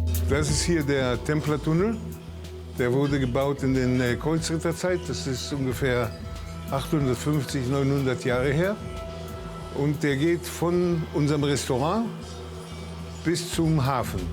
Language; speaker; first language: German; early bilingual, heritage; German